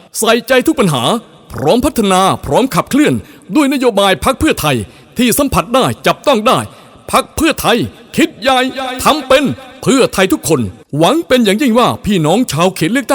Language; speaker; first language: Thai; native; Thai